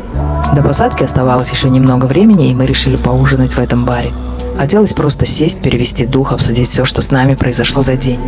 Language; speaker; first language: Russian; native; Russian